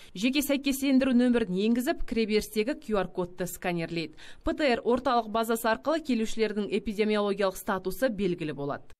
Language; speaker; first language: Kazakh; native; Kazakh